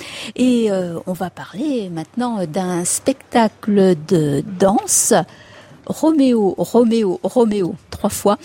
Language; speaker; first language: French; native; French